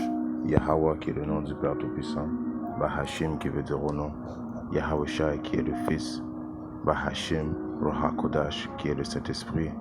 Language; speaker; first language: French; native; French